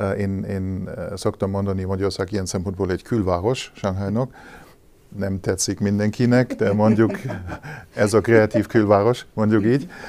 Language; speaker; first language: Hungarian; non-native, learner; German